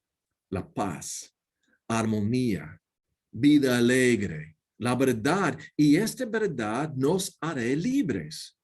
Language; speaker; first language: Spanish; non-native, learner; English